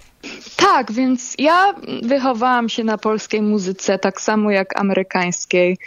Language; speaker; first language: Polish; early bilingual, heritage; Polish